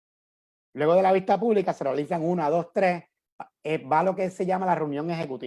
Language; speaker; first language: Spanish; native; Spanish